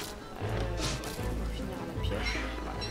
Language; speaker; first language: French; native; French